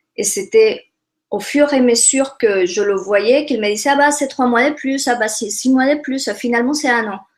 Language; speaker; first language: French; non-native, fluent; Spanish